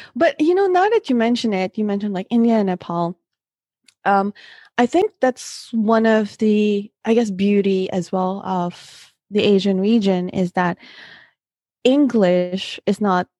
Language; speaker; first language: English; non-native, local second language; Filipino